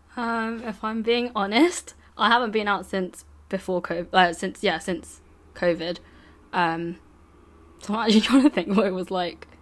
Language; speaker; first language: English; native; English